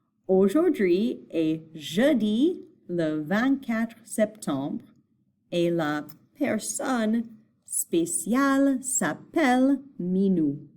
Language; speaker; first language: French; non-native, fluent; English